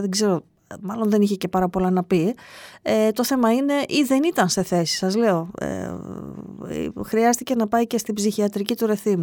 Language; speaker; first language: Greek; native; Greek